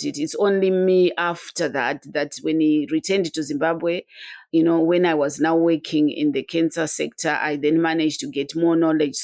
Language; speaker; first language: English; non-native, local second language; Shona